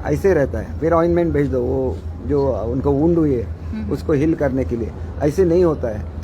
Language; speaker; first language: Hindi; non-native, local second language; Marathi